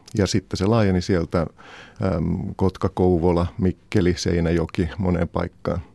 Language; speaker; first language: Finnish; native; Finnish